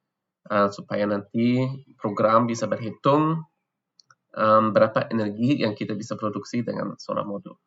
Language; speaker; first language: Indonesian; non-native, fluent; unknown